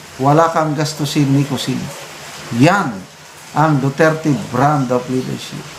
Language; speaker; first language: Filipino; non-native, local second language; Cebuano